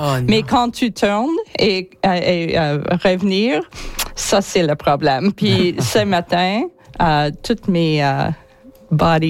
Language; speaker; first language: French; non-native, fluent; English